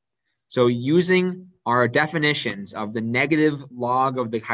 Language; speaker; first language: English; native; English